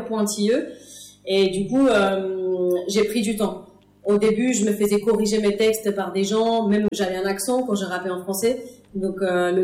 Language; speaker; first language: French; non-native, fluent; English